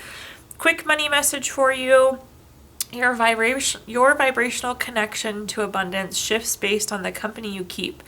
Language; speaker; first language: English; native; English